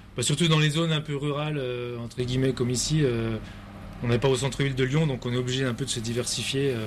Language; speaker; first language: French; native; French